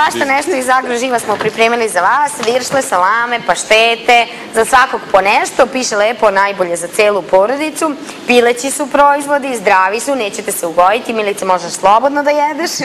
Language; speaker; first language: Croatian; native; Croatian